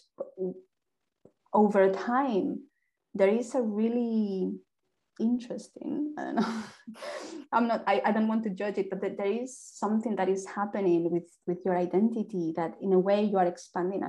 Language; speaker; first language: English; non-native, fluent; Spanish